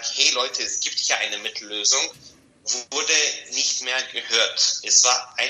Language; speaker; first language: German; non-native, fluent; Bulgarian